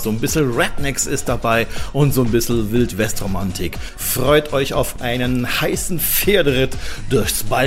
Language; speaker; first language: German; native; German